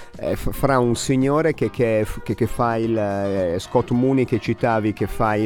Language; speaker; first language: Italian; native; Italian